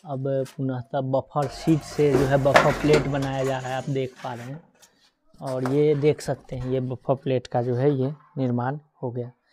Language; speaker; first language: Hindi; native; Hindi